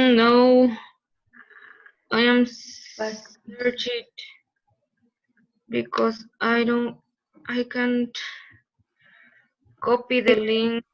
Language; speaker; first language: English; non-native, learner; Spanish